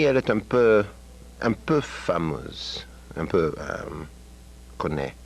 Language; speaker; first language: French; non-native, learner; English